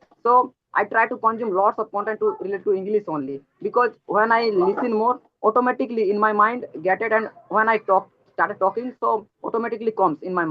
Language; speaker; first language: English; non-native, learner; Odia